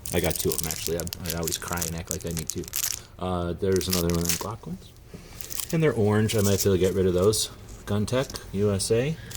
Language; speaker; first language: English; native; English